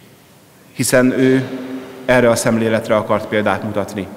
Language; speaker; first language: Hungarian; native; Hungarian